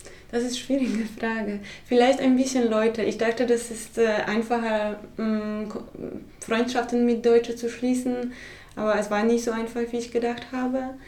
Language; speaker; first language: German; non-native, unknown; Polish